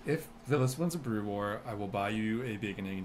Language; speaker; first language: English; native; English